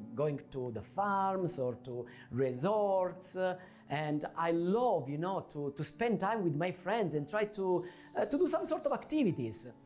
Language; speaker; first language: English; non-native, fluent; Italian